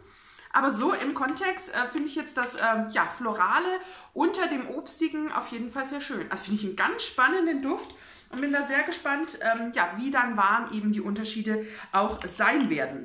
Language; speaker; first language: German; native; German